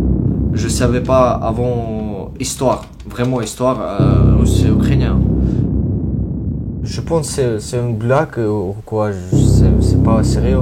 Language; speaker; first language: French; non-native, learner; Ukrainian